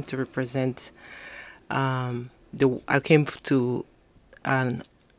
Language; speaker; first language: English; non-native, local second language; Igbo